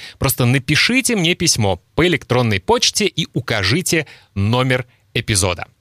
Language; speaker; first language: Russian; native; Russian